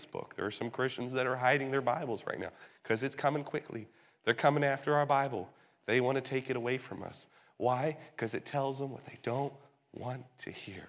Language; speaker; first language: English; native; English